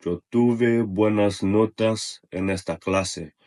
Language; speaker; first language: Spanish; non-native, learner; Russian